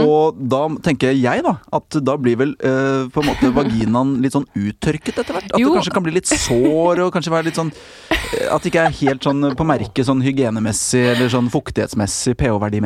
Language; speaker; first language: Norwegian; native; Norwegian